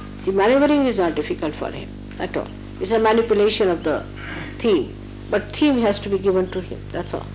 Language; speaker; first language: English; non-native, local second language; Marathi